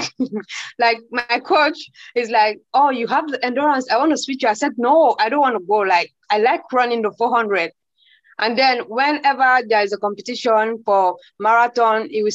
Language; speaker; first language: English; non-native, local second language; Krio